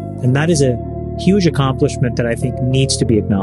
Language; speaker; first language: English; native; English